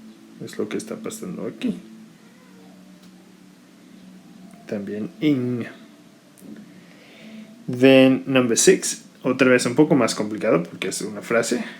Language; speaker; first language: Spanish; non-native, fluent; English